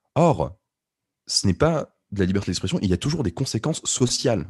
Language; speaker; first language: French; non-native, local second language; Arabic